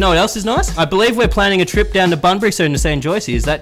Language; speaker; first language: English; native; English